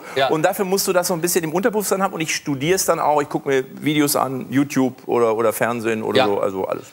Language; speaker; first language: German; native; German